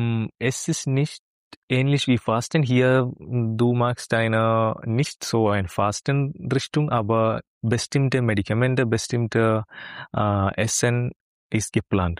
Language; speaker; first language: German; non-native, learner; Malayalam